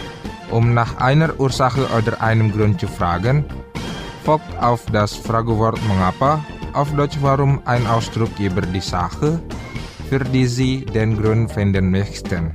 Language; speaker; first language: German; non-native, fluent; Indonesian